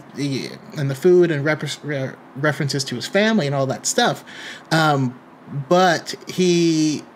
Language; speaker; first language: English; native; English